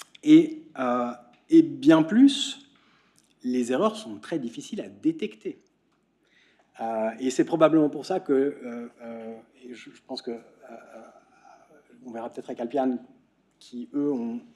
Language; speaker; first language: French; native; French